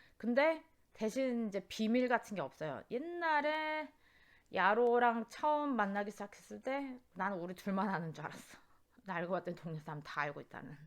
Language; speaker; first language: Korean; native; Korean